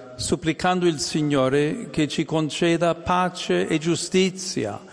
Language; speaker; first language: Italian; non-native, fluent; English